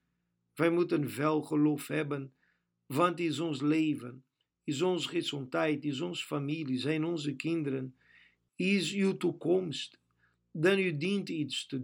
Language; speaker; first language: Dutch; non-native, fluent; Portuguese